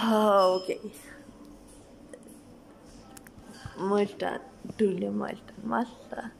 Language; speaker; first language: Finnish; non-native, learner; Russian